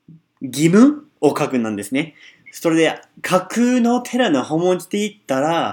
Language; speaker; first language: Japanese; non-native, fluent; English